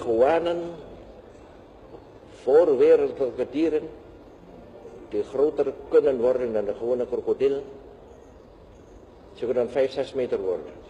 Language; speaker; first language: Dutch; non-native, local second language; Javanese